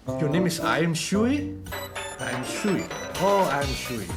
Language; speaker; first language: English; non-native, fluent; Cantonese